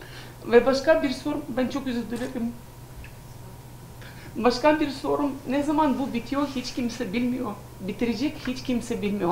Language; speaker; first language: Turkish; non-native, learner; Ukrainian